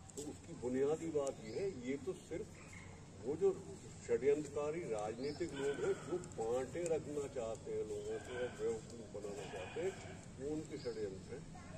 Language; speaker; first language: Hindi; native; Hindi